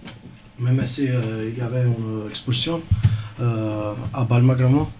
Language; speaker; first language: French; non-native, learner; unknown